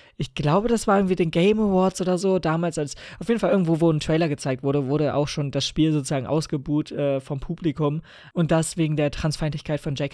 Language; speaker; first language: German; native; German